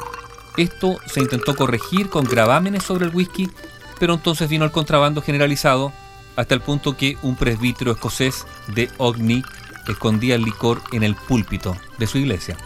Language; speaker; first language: Spanish; native; Spanish